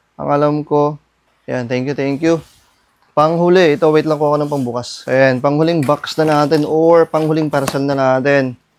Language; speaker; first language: Filipino; non-native, local second language; Iloko